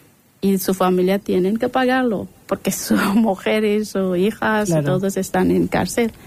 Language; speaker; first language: Spanish; non-native, learner; Persian